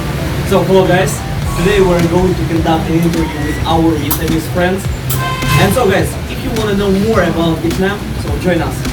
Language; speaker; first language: English; non-native, learner; Russian